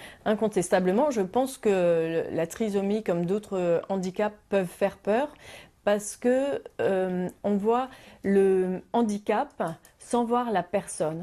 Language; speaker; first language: French; native; French